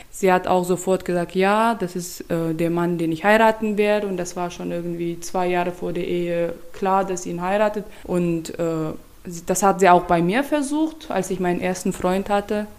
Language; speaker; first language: German; non-native, fluent; Turkmen